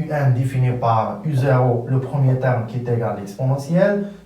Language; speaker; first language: French; non-native, local second language; Arabic